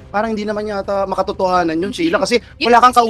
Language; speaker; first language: Filipino; native; Filipino